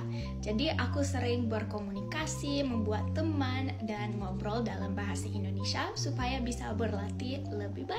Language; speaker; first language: Indonesian; non-native, fluent; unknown